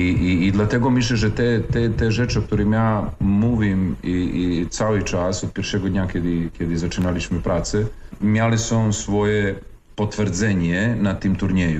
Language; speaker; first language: Polish; non-native, fluent; Serbian